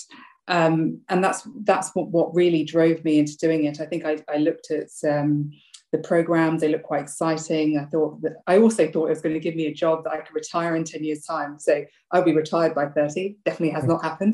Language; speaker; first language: English; native; English